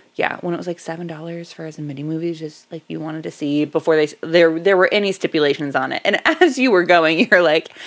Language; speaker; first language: English; native; English